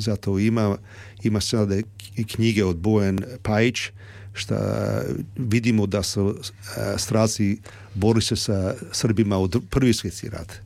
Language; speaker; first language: Serbian; early bilingual, heritage; Serbian